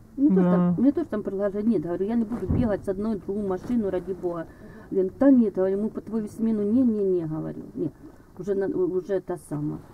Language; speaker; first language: Russian; native; Russian